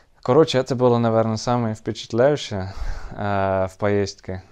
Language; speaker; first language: Russian; non-native, learner; Dutch